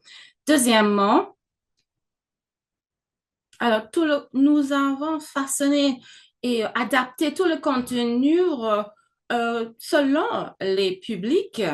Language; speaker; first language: French; non-native, fluent; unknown